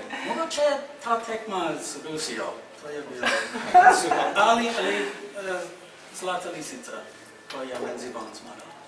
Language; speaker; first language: Slovenian; non-native, fluent; English